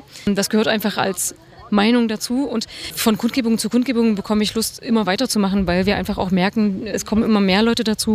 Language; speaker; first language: German; native; German